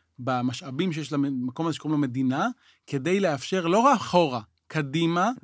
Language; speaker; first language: Hebrew; native; Hebrew